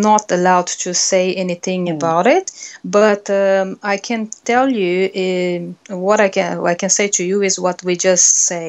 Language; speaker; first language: English; non-native, fluent; Portuguese